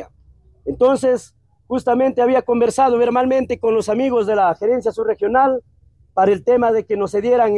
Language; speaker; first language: Spanish; native; Spanish